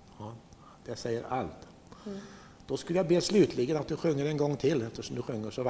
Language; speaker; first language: Swedish; native; Swedish